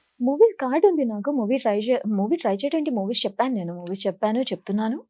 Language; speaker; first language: Telugu; native; Telugu